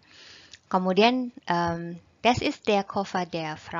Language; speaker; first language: German; non-native, fluent; Indonesian